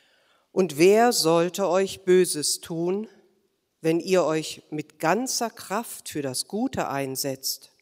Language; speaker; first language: German; native; German